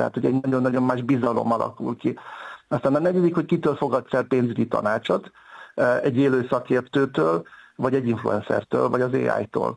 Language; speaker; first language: Hungarian; native; Hungarian